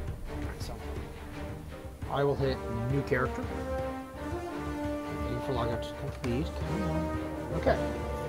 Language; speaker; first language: English; native; English